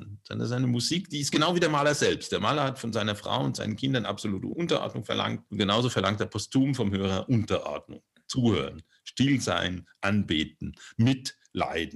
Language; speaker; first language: German; native; German